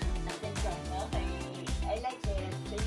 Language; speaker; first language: English; non-native, local second language; Filipino